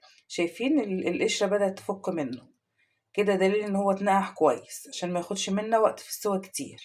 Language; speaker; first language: Arabic; native; Arabic